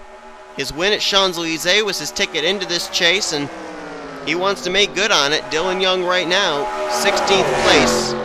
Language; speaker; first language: English; native; English